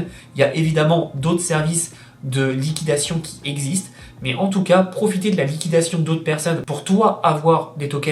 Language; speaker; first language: French; native; French